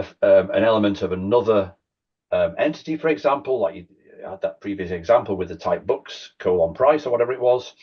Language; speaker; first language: English; native; English